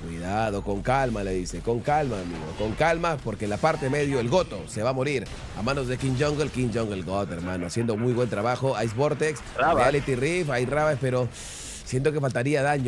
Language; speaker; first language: Spanish; native; Spanish